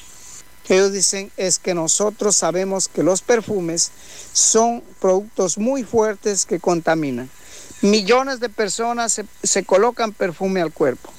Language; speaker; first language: Spanish; native; Spanish